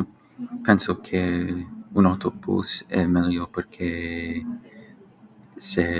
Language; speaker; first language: Italian; non-native, learner; English